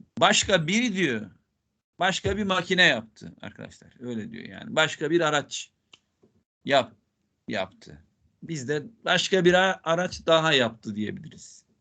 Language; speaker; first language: Turkish; native; Turkish